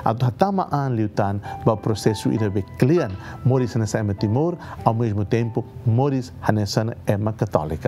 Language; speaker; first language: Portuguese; non-native, local second language; Tetum